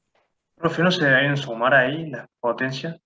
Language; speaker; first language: Spanish; native; Spanish